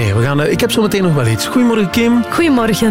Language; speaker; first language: Dutch; native; Dutch